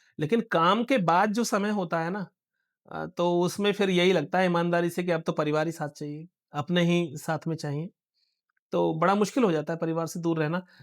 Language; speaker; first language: Hindi; native; Hindi